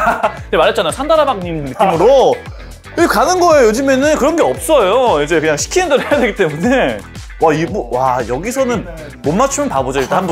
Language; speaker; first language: Korean; native; Korean